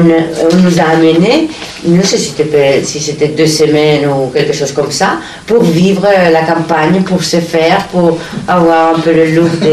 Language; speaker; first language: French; non-native, fluent; Spanish